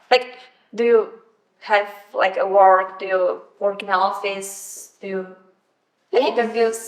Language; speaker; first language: English; non-native, fluent; Polish